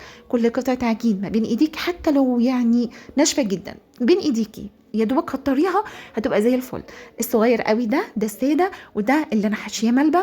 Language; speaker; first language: Arabic; native; Arabic